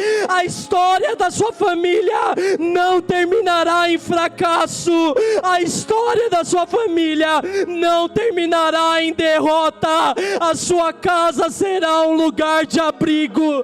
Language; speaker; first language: Portuguese; native; Portuguese